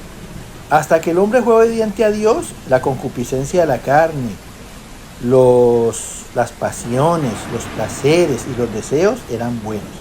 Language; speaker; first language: Spanish; native; Spanish